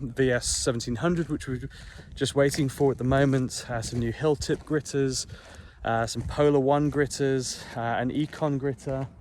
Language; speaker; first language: English; native; English